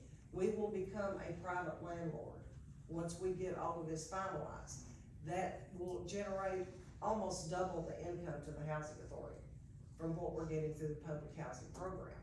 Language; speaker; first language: English; native; English